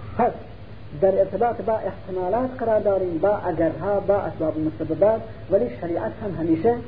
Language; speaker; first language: Persian; non-native, local second language; Central Kurdish